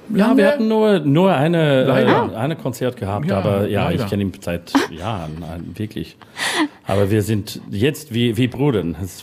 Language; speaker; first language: German; non-native, fluent; English